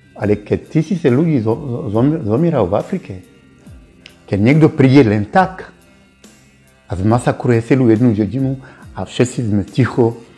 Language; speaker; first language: Slovak; non-native, fluent; Bambara